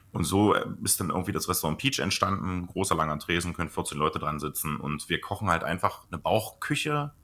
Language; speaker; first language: German; native; German